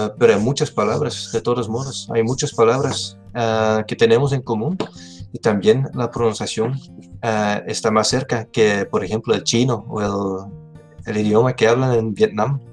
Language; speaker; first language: Spanish; non-native, fluent; Dutch